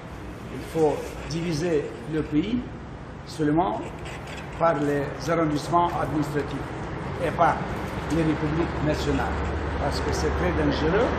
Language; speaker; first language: French; non-native, learner; Russian